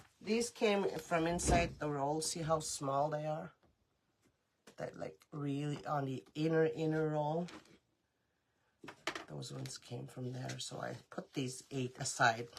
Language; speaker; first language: English; native; English